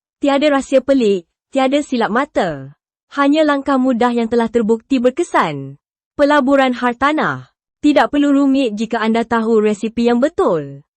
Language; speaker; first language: Malay; native; Malay